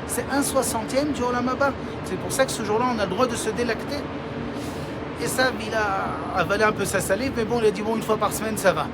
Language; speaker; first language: French; native; French